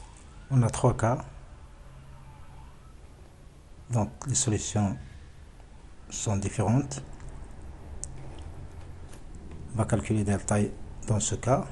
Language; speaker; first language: French; non-native, local second language; Arabic